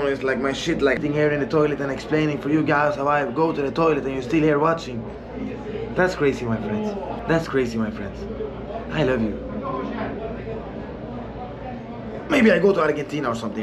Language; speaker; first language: English; non-native, fluent; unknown